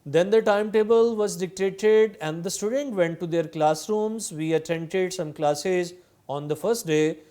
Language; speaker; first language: English; non-native, local second language; Urdu